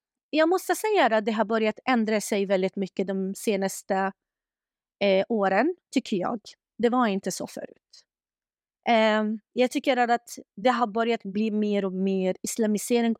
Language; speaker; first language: Swedish; non-native, fluent; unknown